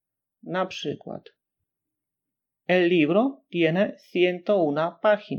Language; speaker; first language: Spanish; non-native, fluent; Polish